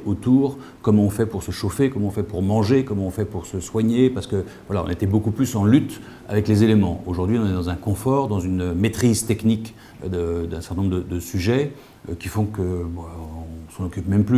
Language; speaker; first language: French; native; French